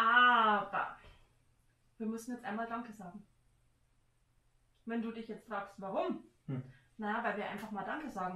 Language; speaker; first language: German; native; German